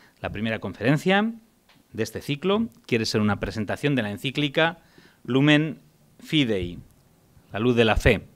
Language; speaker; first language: Spanish; native; Spanish